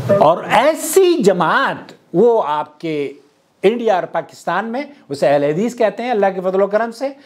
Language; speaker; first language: Urdu; native; Urdu